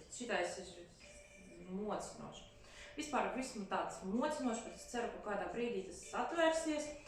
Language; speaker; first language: Latvian; non-native, local second language; Russian